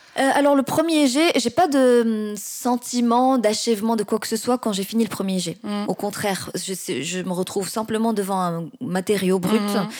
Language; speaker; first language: French; non-native, local second language; Arabic